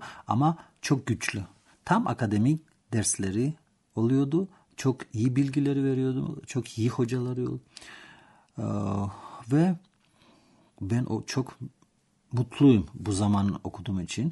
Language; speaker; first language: Turkish; non-native, learner; Georgian